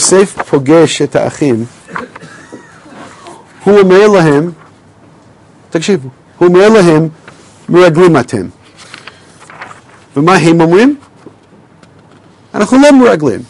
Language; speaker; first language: Hebrew; non-native, fluent; English